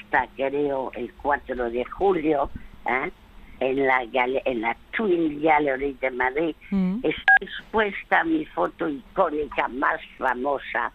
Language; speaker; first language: Spanish; early bilingual, other home language; French